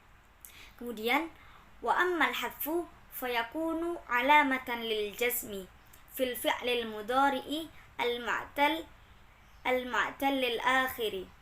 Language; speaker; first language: Arabic; non-native, learner; Indonesian